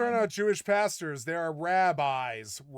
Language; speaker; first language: English; native; English